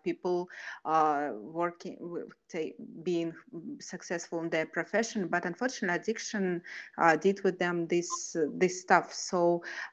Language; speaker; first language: English; non-native, fluent; Kazakh